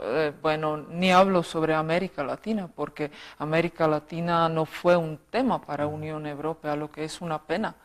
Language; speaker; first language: Spanish; non-native, fluent; Czech